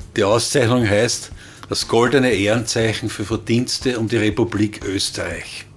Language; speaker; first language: German; native; German